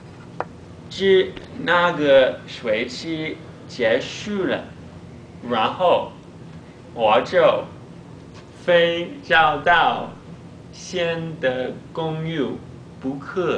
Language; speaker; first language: Chinese; non-native, learner; English